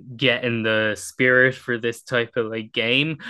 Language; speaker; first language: English; native; English